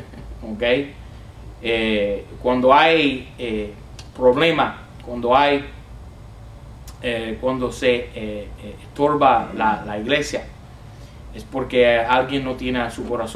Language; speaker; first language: Spanish; non-native, fluent; English